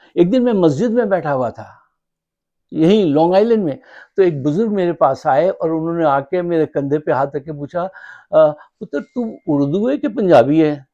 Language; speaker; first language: Urdu; native; Urdu